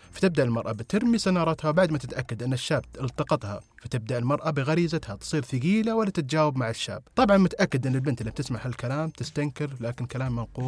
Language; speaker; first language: Arabic; native; Arabic